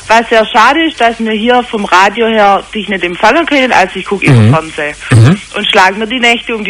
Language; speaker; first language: German; native; German